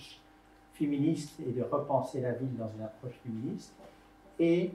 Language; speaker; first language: French; native; French